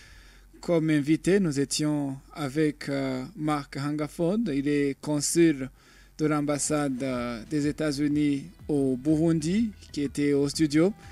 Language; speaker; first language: French; non-native, local second language; Rundi